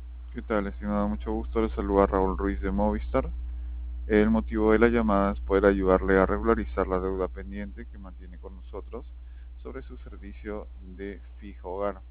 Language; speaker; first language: Spanish; native; Spanish